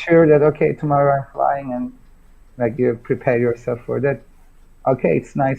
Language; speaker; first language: English; non-native, fluent; Turkish